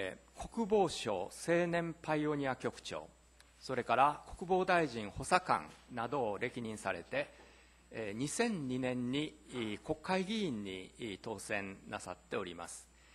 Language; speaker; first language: Japanese; native; Japanese